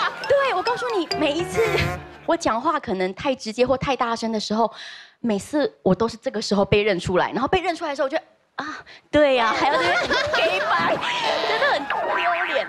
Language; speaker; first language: Chinese; native; Chinese